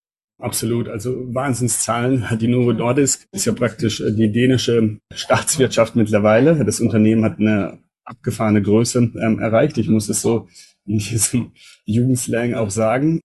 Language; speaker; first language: German; native; German